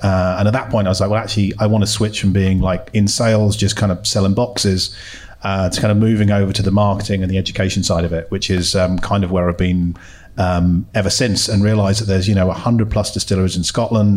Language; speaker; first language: English; native; English